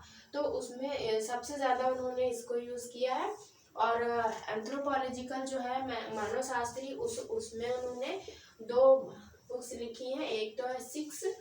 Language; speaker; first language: Hindi; native; Hindi